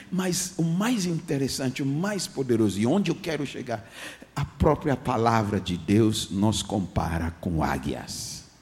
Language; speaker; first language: Portuguese; non-native, fluent; English